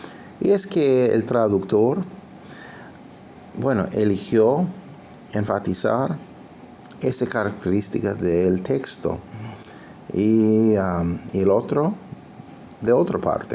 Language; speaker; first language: Spanish; non-native, fluent; English